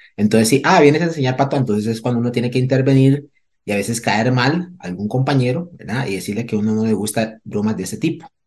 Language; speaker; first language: Spanish; non-native, local second language; Jamaican Creole English